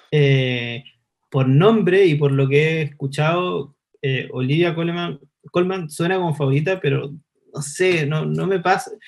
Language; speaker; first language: Spanish; native; Spanish